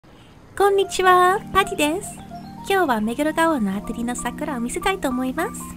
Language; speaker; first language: Japanese; non-native, fluent; English